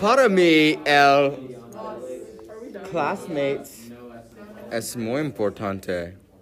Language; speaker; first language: Spanish; non-native, learner; English